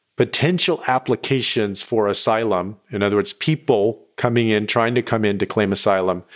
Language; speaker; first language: English; native; English